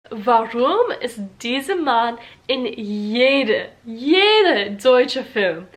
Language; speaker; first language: German; non-native, learner; English